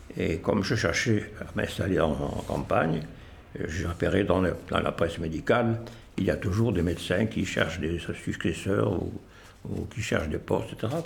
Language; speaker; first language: French; native; French